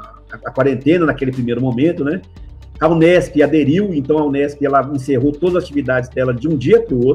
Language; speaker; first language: Portuguese; native; Portuguese